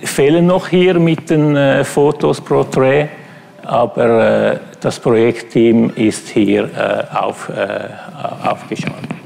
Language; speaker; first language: German; non-native, fluent; Italian